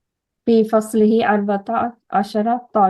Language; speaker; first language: Arabic; non-native, learner; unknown